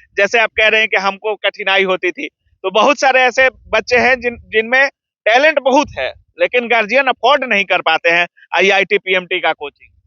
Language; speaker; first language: Hindi; native; Hindi